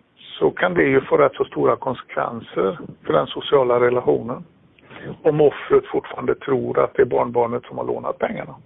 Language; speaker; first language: Swedish; native; Swedish